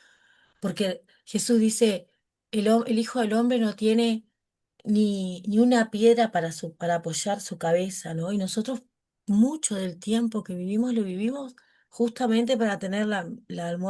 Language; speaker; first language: Spanish; native; Spanish